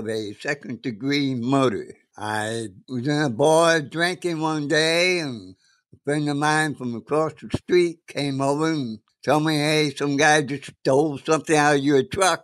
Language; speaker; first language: English; native; English